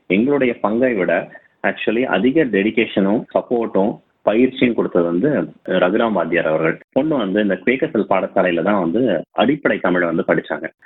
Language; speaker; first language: Tamil; non-native, local second language; Telugu